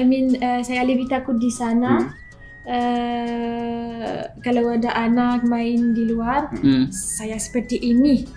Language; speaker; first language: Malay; non-native, learner; French